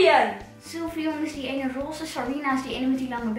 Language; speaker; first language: Dutch; native; Dutch